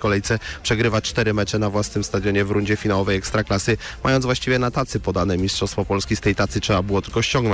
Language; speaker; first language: Polish; native; Polish